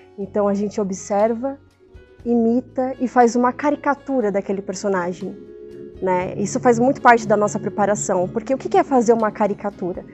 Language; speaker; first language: Portuguese; native; Portuguese